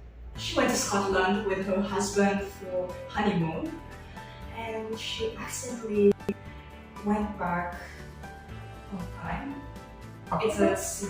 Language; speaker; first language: English; non-native, fluent; Portuguese